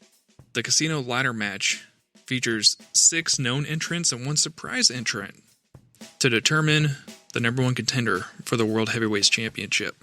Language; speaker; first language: English; native; English